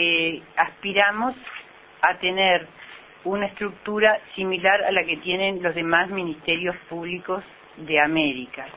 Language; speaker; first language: Spanish; native; Spanish